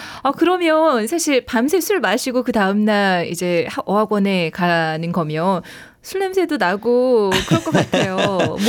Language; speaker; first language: Korean; native; Korean